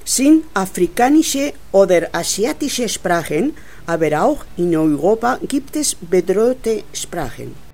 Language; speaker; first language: German; non-native, learner; Spanish